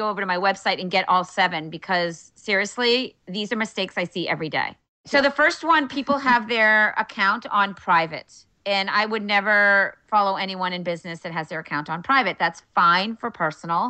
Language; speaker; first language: English; native; English